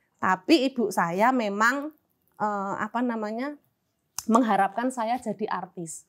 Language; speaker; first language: Indonesian; non-native, local second language; Javanese